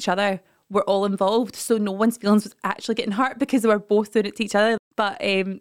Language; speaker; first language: English; native; English